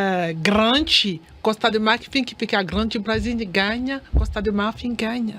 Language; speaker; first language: Portuguese; non-native, learner; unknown